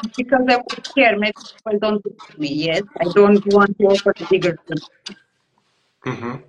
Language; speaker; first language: English; non-native, learner; Romanian